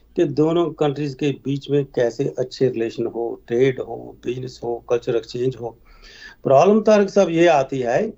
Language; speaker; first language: Hindi; native; Hindi